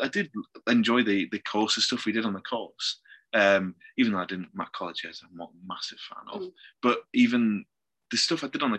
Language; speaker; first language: English; native; English